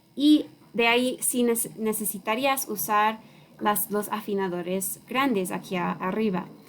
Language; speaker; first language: Spanish; non-native, learner; English